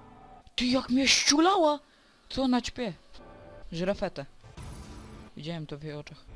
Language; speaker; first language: Polish; native; Polish